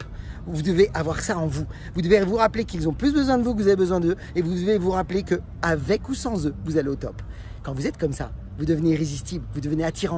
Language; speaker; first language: French; native; French